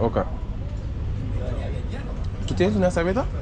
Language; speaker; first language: Spanish; non-native, fluent; French